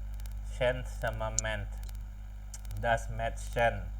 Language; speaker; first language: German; non-native, fluent; Indonesian